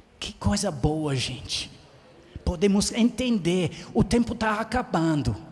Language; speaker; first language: Portuguese; non-native, fluent; English